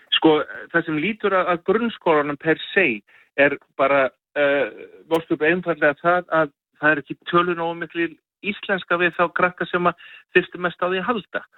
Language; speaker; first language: Icelandic; native; Icelandic